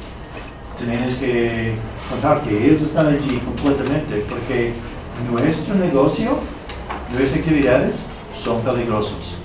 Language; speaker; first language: Spanish; non-native, fluent; English